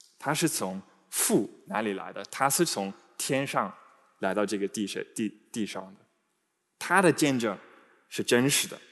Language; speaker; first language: Chinese; non-native, fluent; English